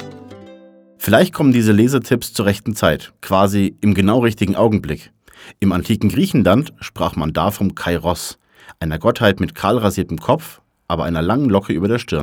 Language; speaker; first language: German; native; German